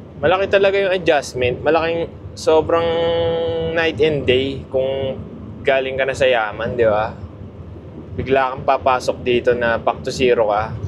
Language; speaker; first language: Filipino; native; Filipino